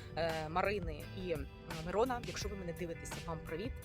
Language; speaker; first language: Ukrainian; non-native, local second language; Russian